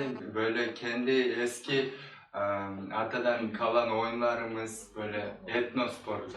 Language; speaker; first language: Turkish; non-native, learner; Kyrgyz